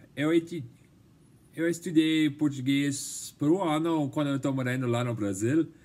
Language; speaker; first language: Portuguese; non-native, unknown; English